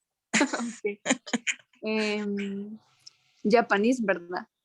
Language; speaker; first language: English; non-native, learner; Spanish